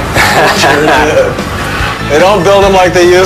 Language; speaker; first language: English; native; English